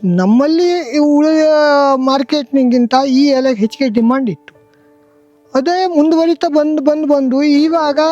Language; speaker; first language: Kannada; native; Kannada